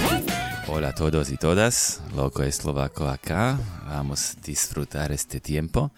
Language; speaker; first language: Spanish; non-native, fluent; Slovak